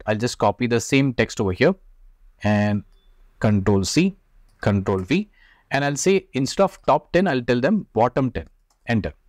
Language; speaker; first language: English; non-native, local second language; Hindi